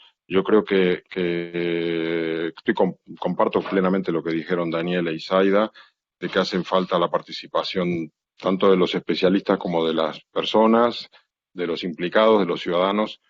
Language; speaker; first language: Spanish; native; Spanish